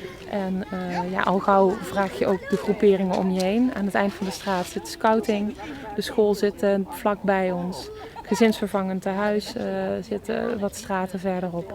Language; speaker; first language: Dutch; native; Dutch